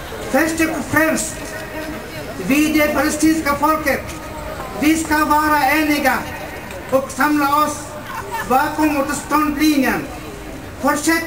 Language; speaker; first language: Swedish; non-native, fluent; Arabic